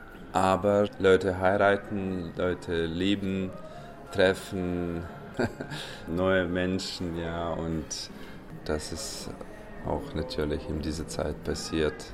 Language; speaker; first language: German; non-native, fluent; Ukrainian